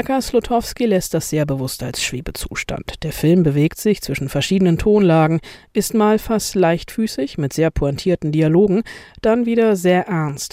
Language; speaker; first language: German; native; German